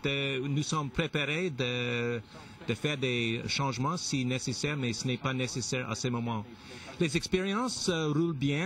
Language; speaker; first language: French; non-native, local second language; English